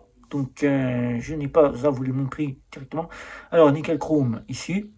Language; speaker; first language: French; native; French